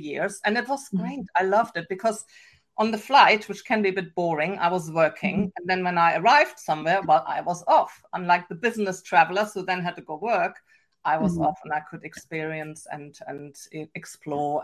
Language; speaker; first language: English; non-native, fluent; German